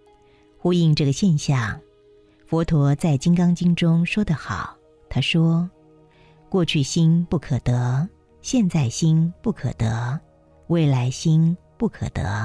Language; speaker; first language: Chinese; native; Chinese